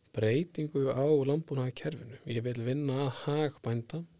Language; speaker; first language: Icelandic; native; Icelandic